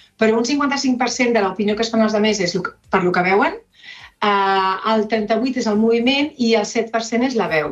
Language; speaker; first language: Catalan; non-native, local second language; Spanish